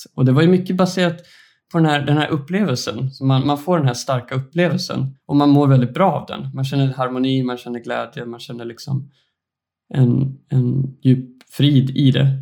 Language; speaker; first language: Swedish; native; Swedish